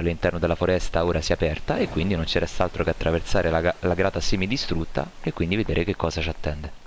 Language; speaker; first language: Italian; native; Italian